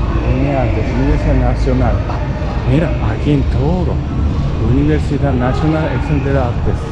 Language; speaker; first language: Spanish; non-native, learner; Japanese